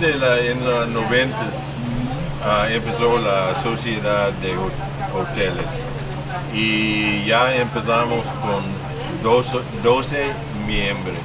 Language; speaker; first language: Spanish; non-native, learner; English